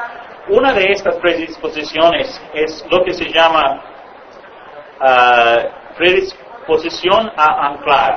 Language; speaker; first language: Spanish; non-native, fluent; English